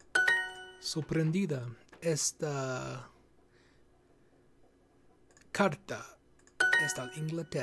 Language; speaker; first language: Spanish; non-native, learner; English